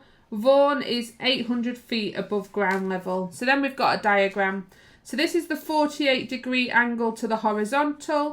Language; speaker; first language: English; native; English